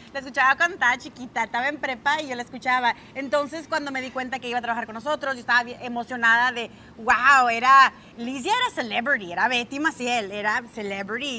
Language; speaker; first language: Spanish; early bilingual, other home language; English